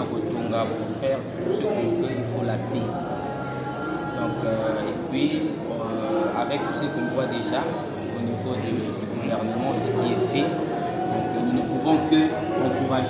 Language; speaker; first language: French; non-native, local second language; Lingala